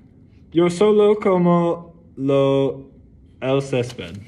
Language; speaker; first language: Spanish; non-native, learner; English